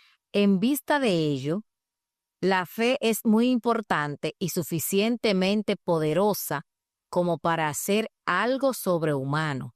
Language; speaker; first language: Spanish; native; Spanish